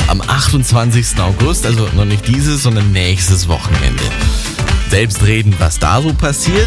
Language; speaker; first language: German; native; German